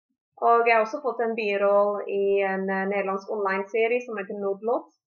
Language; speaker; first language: Norwegian; early bilingual, heritage; Norwegian